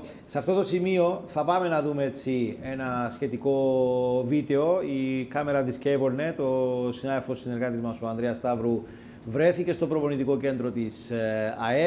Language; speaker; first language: Greek; native; Greek